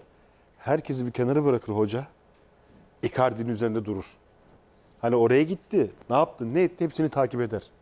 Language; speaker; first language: Turkish; native; Turkish